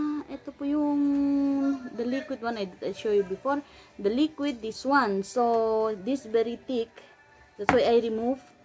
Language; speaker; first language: English; non-native, local second language; Chavacano